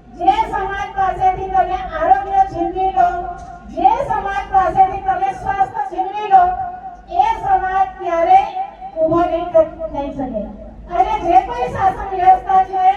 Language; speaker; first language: Gujarati; non-native, local second language; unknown